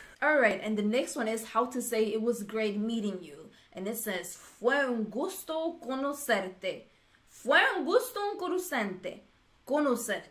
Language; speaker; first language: English; non-native, fluent; Swedish